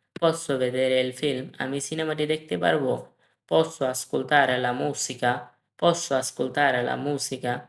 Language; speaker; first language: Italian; non-native, learner; Bangla